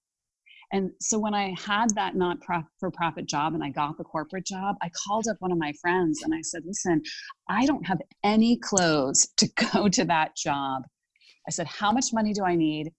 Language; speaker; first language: English; native; English